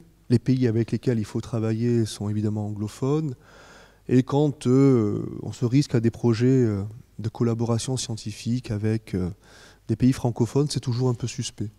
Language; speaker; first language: French; native; French